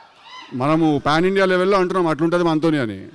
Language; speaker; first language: Telugu; native; Telugu